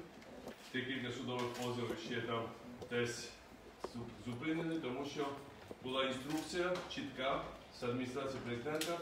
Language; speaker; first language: Ukrainian; non-native, fluent; Georgian